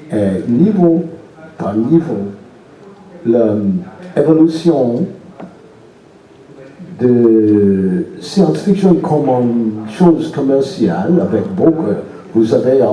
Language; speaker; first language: French; non-native, learner; English